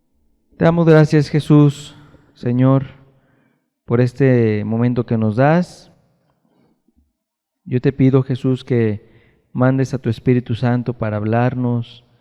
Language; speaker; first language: Spanish; native; Spanish